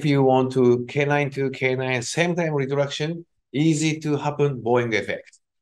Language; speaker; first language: English; non-native, learner; Japanese